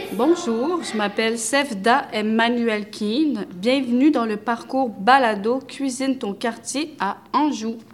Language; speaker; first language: French; early bilingual, other home language; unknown